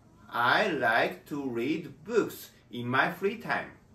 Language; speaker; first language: English; non-native, learner; Japanese